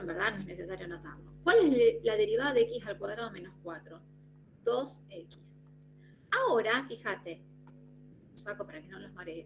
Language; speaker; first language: Spanish; native; Spanish